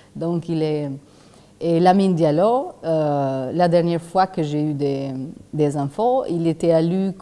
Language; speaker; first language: French; non-native, fluent; Albanian